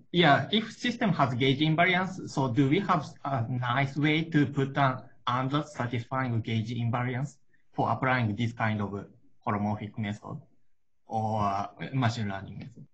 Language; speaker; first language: English; non-native, learner; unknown